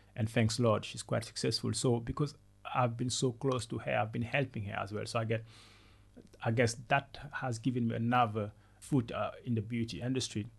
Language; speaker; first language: English; non-native, fluent; Wolof